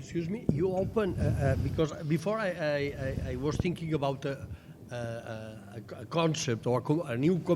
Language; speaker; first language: English; non-native, learner; Catalan